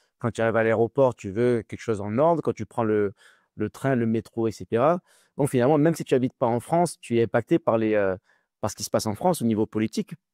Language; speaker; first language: French; native; French